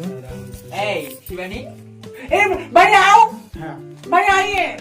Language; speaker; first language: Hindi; non-native, local second language; Bangla